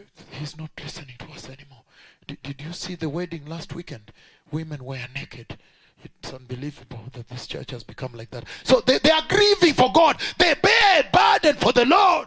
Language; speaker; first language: English; non-native, local second language; Luo (Kenya and Tanzania)